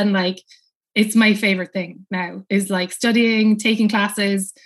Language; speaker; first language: English; native; English